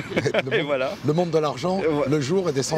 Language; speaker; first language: French; native; French